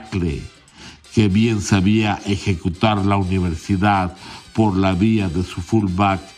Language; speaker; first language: Spanish; early bilingual, heritage; Spanish